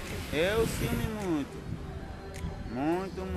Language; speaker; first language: Portuguese; non-native, learner; Haitian Creole